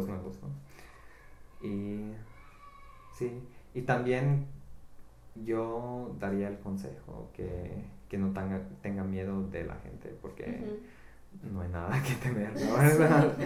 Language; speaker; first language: Spanish; non-native, fluent; English